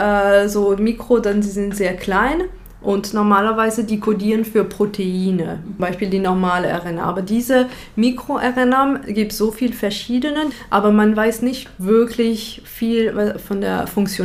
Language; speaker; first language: German; non-native, fluent; French